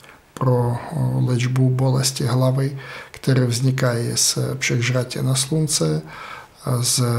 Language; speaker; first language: Czech; non-native, fluent; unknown